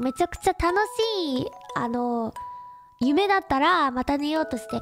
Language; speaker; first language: Japanese; non-native, fluent; English